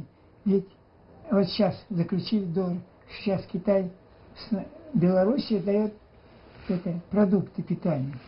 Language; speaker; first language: Russian; native; Russian